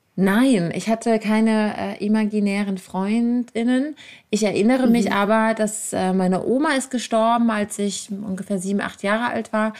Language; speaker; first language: German; native; German